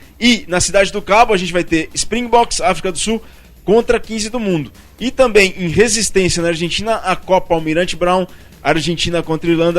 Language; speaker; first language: Portuguese; native; Portuguese